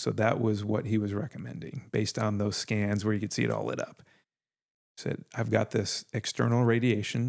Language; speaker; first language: English; native; English